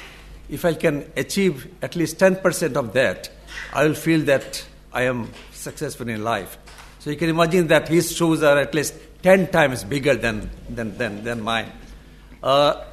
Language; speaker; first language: English; non-native, local second language; Bangla